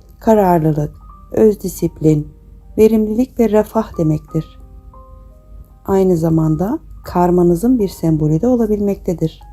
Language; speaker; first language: Turkish; native; Turkish